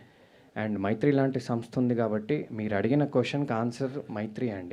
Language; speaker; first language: Telugu; native; Telugu